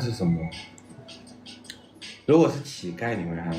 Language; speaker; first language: Chinese; native; Chinese